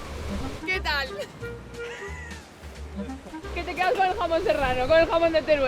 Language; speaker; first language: Spanish; native; Spanish